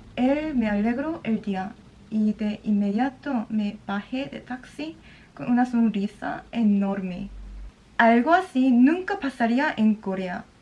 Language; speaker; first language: Spanish; non-native, fluent; Korean